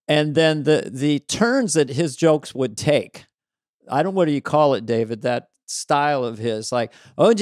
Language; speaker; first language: English; native; English